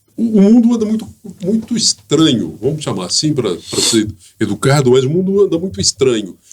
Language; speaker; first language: Portuguese; native; Portuguese